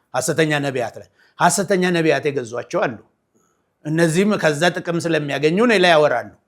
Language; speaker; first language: Amharic; non-native, local second language; Oromo